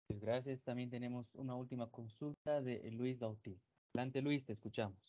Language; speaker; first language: Spanish; native; Spanish